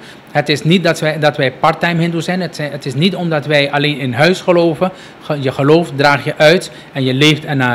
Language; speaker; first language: Dutch; native; Dutch